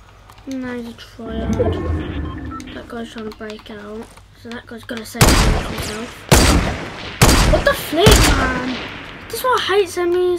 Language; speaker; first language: English; native; English